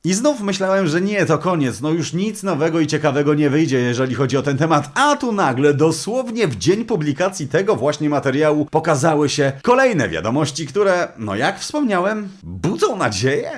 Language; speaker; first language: Polish; native; Polish